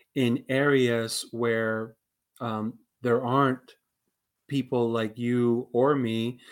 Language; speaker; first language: English; early bilingual, other home language; Spanish